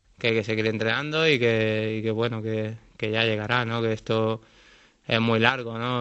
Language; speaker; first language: Spanish; native; Spanish